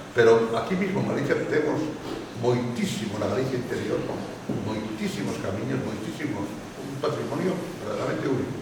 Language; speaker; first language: Galician; non-native, local second language; Spanish